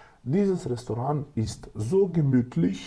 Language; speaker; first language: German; non-native, fluent; Macedonian